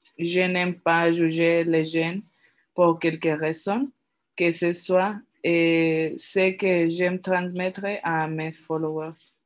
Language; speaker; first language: French; non-native, learner; Spanish